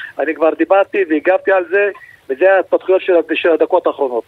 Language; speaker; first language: Hebrew; non-native, local second language; Arabic